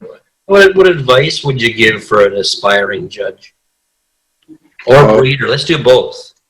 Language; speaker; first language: English; native; English